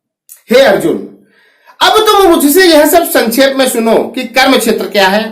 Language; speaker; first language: Hindi; native; Hindi